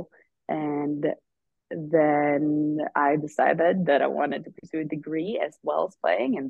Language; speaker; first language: English; non-native, fluent; Swedish